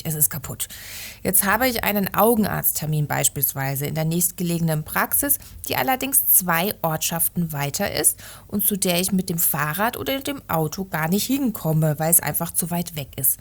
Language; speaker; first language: German; native; German